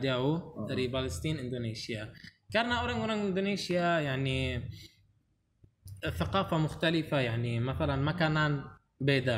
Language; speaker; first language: Indonesian; non-native, learner; Arabic